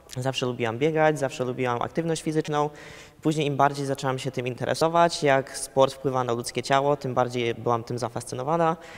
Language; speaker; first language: Polish; early bilingual, heritage; Polish